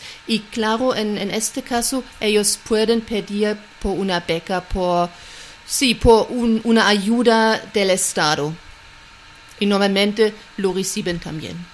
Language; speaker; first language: Spanish; non-native, fluent; German